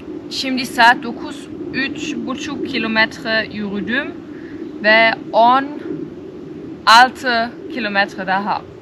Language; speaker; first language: Turkish; non-native, learner; German